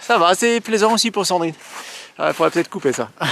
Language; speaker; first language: French; native; French